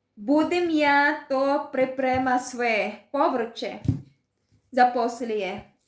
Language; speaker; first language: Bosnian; non-native, learner; Filipino